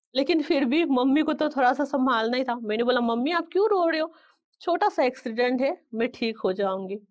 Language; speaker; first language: Hindi; non-native, local second language; Bangla